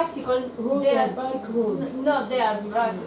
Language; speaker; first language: English; non-native, learner; Spanish